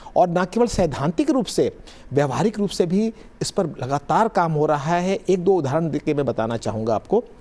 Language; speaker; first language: Hindi; native; Hindi